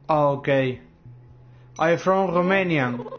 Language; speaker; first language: English; non-native, learner; Romanian